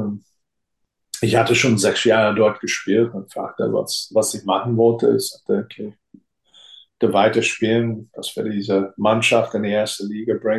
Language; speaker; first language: German; non-native, fluent; English